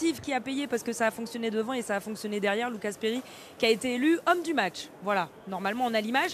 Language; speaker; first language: French; native; French